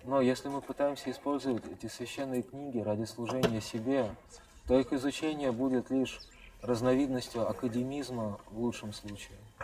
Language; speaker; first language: Russian; native; Russian